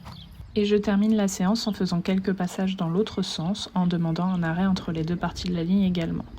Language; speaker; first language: French; native; French